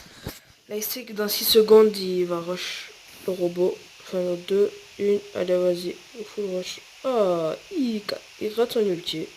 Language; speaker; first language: French; native; French